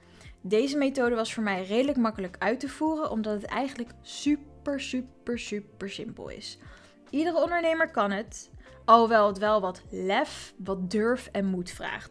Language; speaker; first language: Dutch; native; Dutch